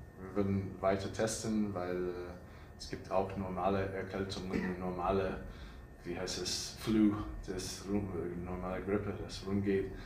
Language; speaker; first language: German; non-native, fluent; English